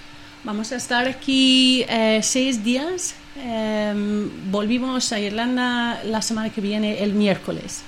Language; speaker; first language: Spanish; non-native, fluent; English